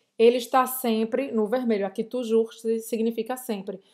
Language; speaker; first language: Portuguese; native; Portuguese